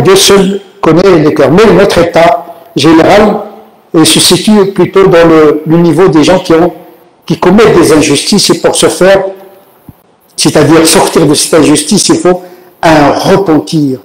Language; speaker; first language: French; native; French